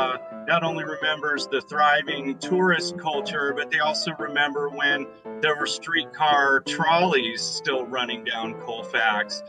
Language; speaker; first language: English; native; English